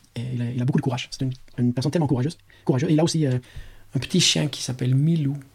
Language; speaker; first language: French; non-native, fluent; Swedish